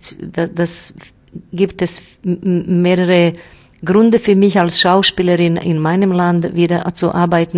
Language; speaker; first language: German; non-native, fluent; Bosnian